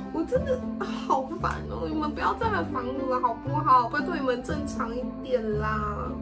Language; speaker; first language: Chinese; native; Chinese